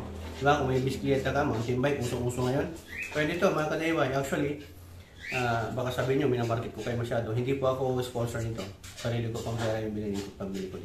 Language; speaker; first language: Filipino; native; Filipino